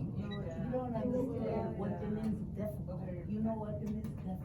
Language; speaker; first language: English; non-native, learner; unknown